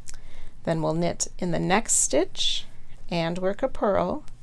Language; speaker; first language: English; native; English